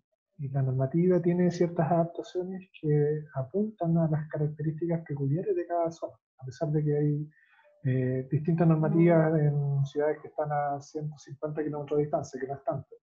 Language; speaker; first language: Spanish; native; Spanish